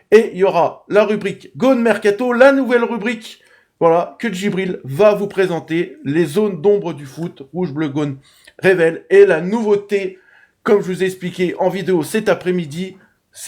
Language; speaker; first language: French; native; French